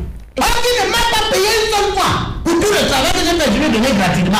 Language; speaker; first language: French; native; French